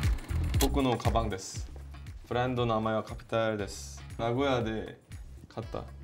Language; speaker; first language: Japanese; non-native, learner; Korean